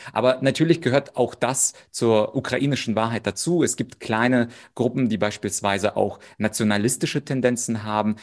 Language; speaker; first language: German; early bilingual, other home language; Russian